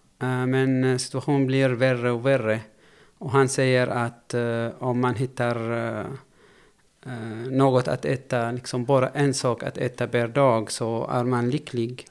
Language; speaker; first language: Swedish; non-native, fluent; Arabic